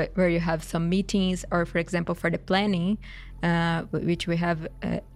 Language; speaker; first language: English; non-native, fluent; Portuguese